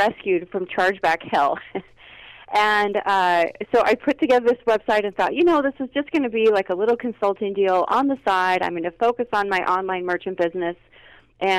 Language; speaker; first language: English; native; English